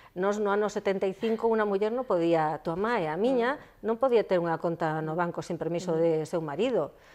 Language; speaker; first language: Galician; non-native, local second language; Spanish